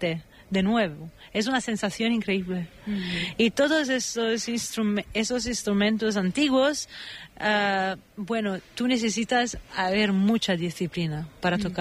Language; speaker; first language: Spanish; non-native, fluent; Italian